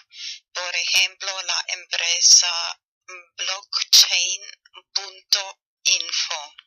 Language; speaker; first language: Spanish; non-native, fluent; German